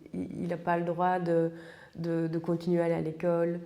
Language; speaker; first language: French; native; French